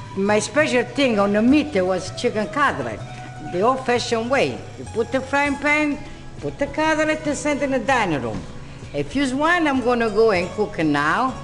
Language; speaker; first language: English; non-native, fluent; Italian